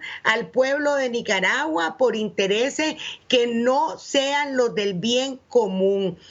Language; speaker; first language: Spanish; native; Spanish